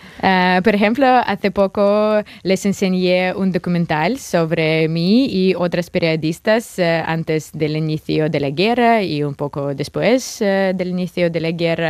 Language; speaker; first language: Spanish; non-native, fluent; Russian